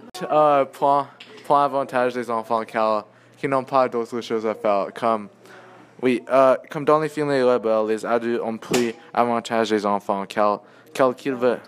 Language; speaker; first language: French; non-native, learner; English